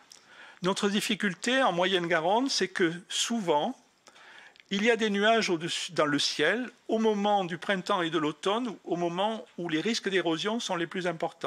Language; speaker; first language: French; native; French